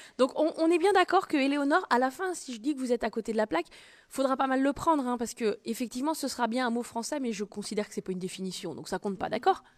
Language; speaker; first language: French; native; French